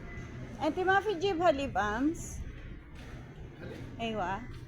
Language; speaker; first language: Arabic; non-native, learner; Filipino